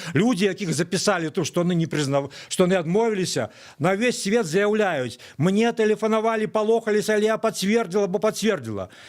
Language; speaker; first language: Belarusian; native; Belarusian